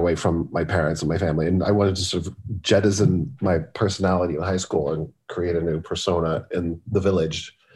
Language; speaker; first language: English; native; English